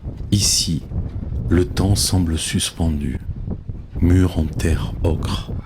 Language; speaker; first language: French; native; French